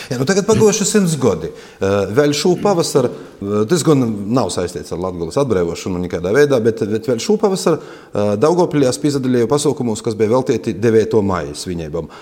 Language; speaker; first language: Latvian; native; Latvian